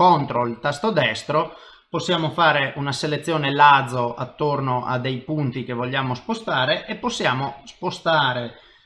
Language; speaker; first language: Italian; native; Italian